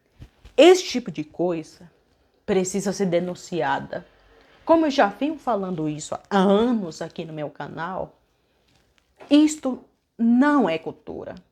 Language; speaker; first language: Portuguese; non-native, local second language; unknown